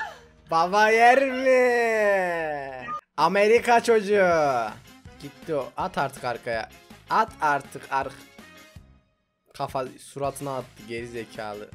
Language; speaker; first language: Turkish; native; Turkish